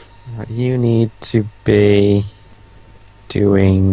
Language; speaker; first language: English; native; English